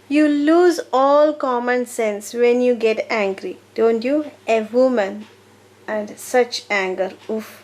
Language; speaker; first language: English; non-native, local second language; Malayalam